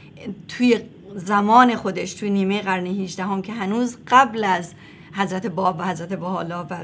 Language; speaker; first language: Persian; native; Persian